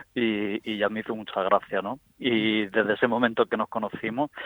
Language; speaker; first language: Spanish; native; Spanish